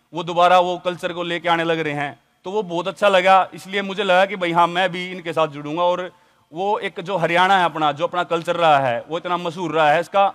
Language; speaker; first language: Hindi; native; Hindi